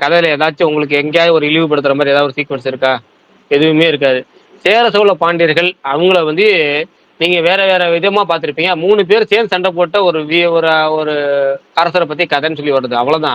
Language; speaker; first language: Tamil; native; Tamil